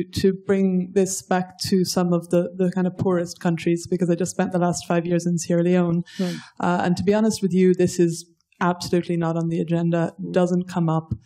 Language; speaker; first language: English; native; English